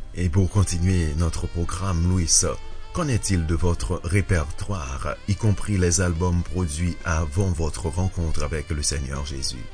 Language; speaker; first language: French; native; French